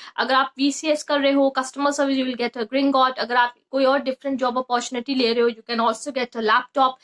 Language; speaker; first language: Hindi; native; Hindi